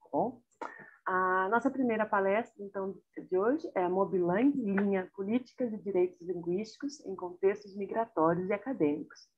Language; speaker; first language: Portuguese; native; Portuguese